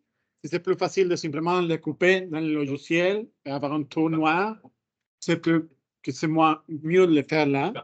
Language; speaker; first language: French; non-native, fluent; Spanish